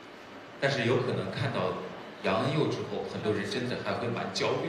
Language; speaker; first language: Chinese; native; Chinese